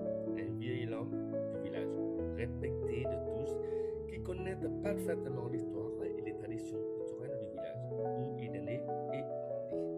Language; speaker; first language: French; non-native, fluent; Vietnamese